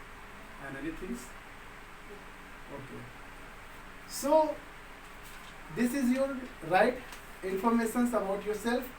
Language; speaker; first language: English; non-native, local second language; Hindi